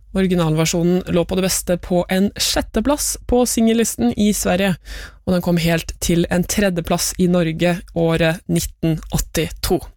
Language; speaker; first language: Norwegian; native; Norwegian